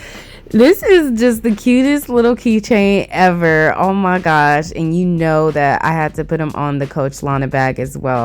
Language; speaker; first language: English; native; English